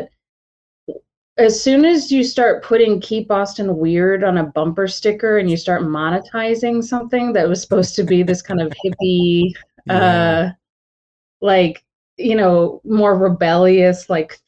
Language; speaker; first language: English; native; English